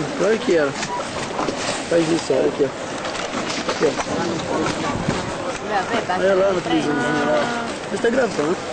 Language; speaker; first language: Portuguese; native; Portuguese